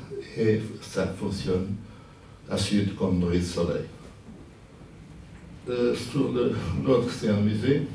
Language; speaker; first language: French; non-native, fluent; Portuguese